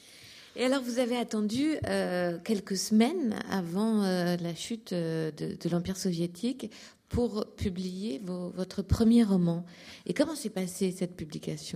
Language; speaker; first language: French; native; French